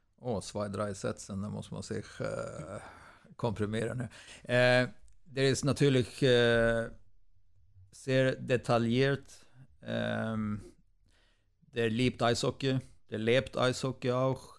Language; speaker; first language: German; non-native, fluent; Swedish